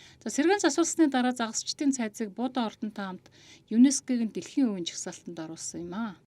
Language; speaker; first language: Mongolian; native; Mongolian